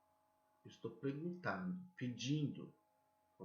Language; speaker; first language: Portuguese; non-native, learner; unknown